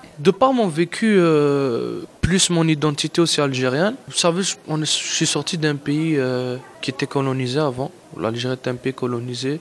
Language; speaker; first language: French; non-native, local second language; Arabic